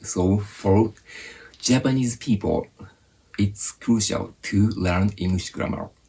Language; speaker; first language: English; non-native, fluent; Japanese